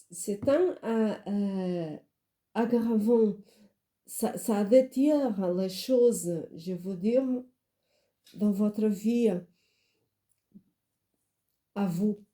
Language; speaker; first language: French; non-native, fluent; Portuguese